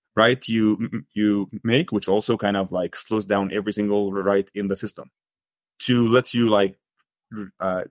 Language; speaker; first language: English; non-native, fluent; Arabic